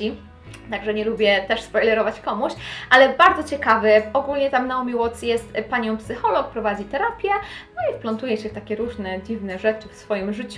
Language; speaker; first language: Polish; native; Polish